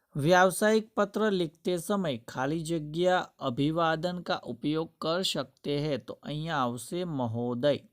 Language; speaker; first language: Hindi; non-native, local second language; Gujarati